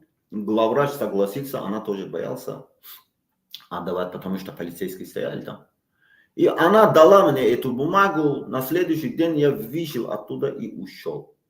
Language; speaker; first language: Russian; non-native, local second language; Tajik